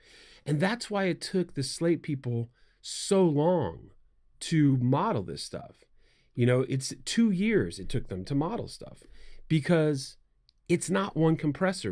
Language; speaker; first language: English; native; English